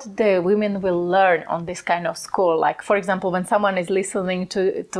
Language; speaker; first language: English; non-native, fluent; Slovak